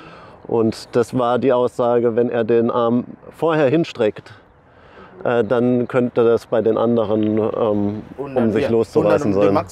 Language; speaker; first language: German; native; German